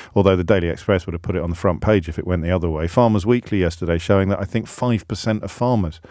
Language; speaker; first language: English; native; English